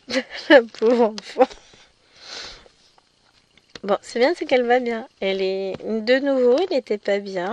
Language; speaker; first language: French; native; French